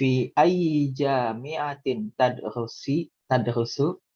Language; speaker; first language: Arabic; non-native, learner; Indonesian